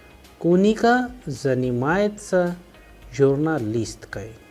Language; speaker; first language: Russian; non-native, fluent; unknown